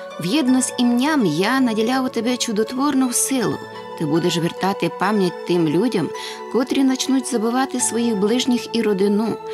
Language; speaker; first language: Ukrainian; native; Ukrainian